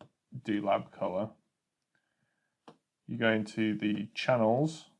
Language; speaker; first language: English; native; English